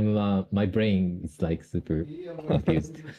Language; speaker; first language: English; non-native, fluent; Japanese